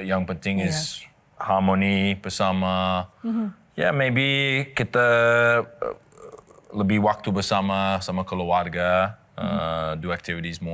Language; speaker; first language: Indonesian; non-native, learner; English